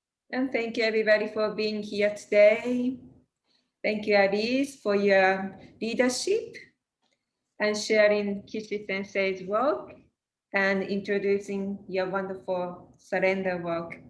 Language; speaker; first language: English; non-native, learner; Japanese